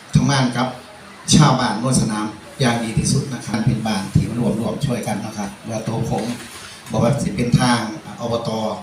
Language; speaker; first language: Thai; native; Thai